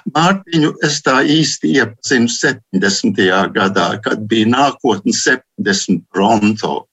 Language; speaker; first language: Latvian; early bilingual, heritage; Latvian